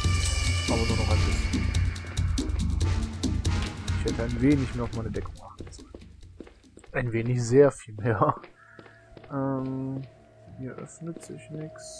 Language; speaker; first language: German; native; German